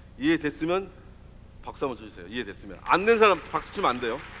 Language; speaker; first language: Korean; native; Korean